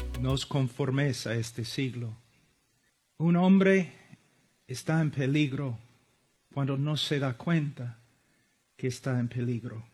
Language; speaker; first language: Spanish; non-native, fluent; English